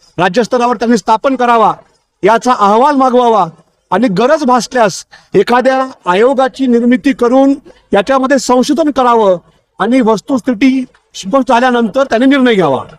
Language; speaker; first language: Marathi; non-native, local second language; Lambadi